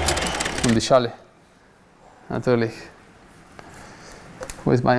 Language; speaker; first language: German; non-native, learner; Spanish